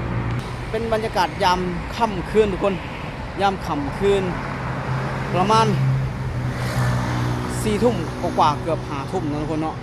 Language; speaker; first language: Thai; non-native, local second language; Northeastern Thai